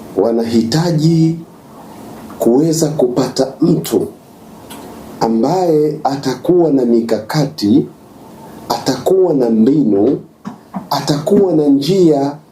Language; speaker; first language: Swahili; native; Swahili